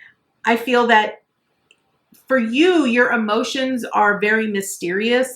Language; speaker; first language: English; native; English